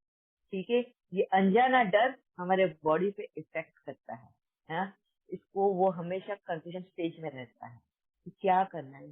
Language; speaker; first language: Hindi; native; Hindi